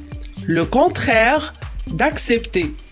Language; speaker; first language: French; non-native, local second language; Arabic